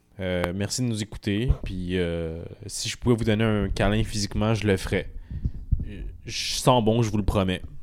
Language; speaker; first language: French; native; French